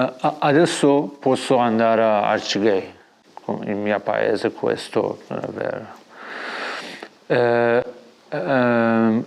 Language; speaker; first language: Italian; non-native, learner; Persian